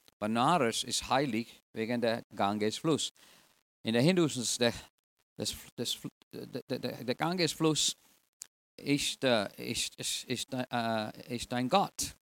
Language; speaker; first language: German; non-native, fluent; English